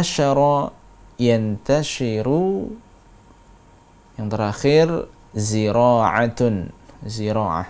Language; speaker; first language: Arabic; non-native, fluent; Indonesian